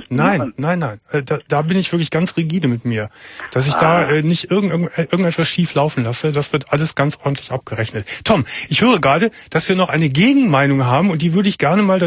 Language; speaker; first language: German; native; German